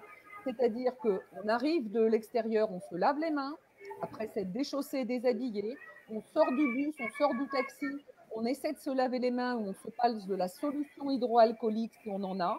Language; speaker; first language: French; native; French